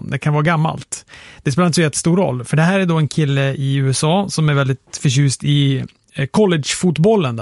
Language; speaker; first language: Swedish; native; Swedish